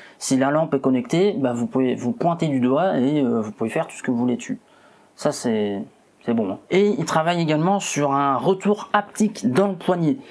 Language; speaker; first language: French; native; French